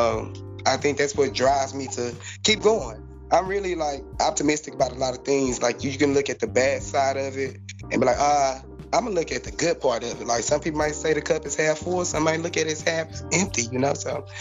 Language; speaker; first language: English; native; English